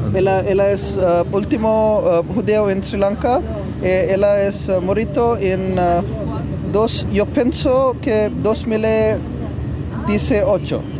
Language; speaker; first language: Spanish; non-native, learner; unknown